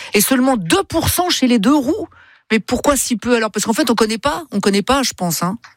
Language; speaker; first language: French; native; French